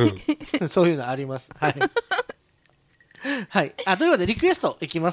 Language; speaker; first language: Japanese; native; Japanese